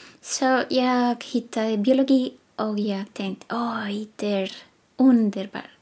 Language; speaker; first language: Swedish; non-native, fluent; Spanish